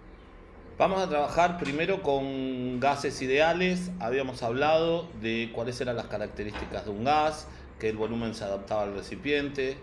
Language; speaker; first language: Spanish; native; Spanish